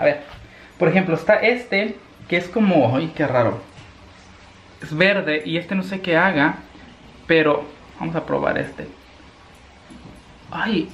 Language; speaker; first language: Spanish; native; Spanish